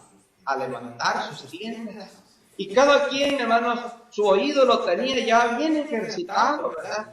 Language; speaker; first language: Spanish; native; Spanish